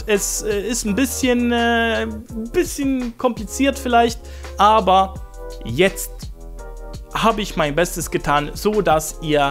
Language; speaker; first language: German; non-native, fluent; Swedish